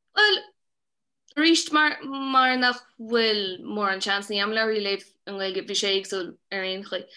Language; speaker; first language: Irish; native; Irish